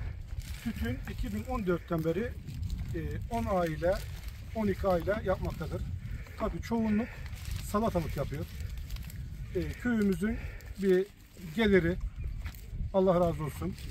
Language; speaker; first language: Turkish; native; Turkish